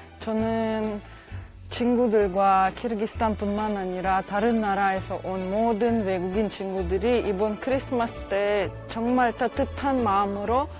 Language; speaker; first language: Korean; non-native, fluent; Russian